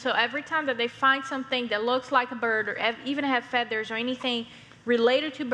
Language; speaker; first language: English; non-native, fluent; Portuguese